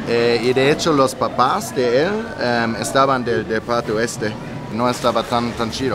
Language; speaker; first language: Spanish; non-native, fluent; German